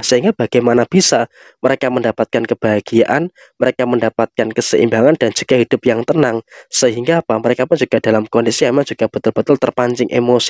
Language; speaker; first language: Indonesian; native; Indonesian